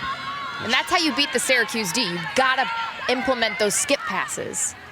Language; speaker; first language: English; native; English